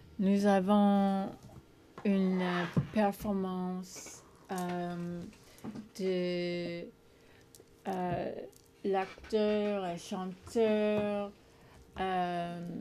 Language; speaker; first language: French; non-native, learner; English